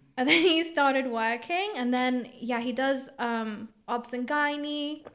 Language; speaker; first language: English; early bilingual, other home language; Greek